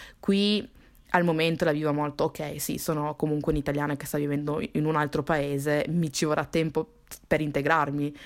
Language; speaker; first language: Italian; early bilingual, other home language; Somali